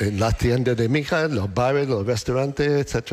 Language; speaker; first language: Spanish; non-native, learner; English